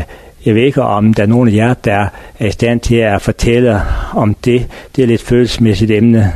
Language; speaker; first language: Danish; native; Danish